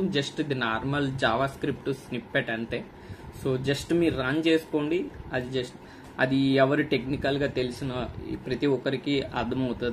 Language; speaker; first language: Telugu; native; Telugu